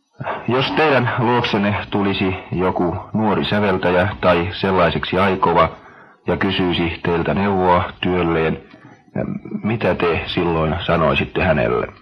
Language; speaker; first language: Finnish; native; Finnish